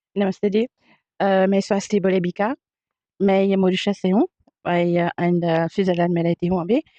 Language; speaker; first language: Hindi; early bilingual, heritage; Hindi